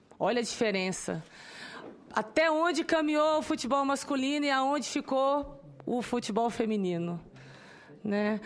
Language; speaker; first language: Portuguese; native; Portuguese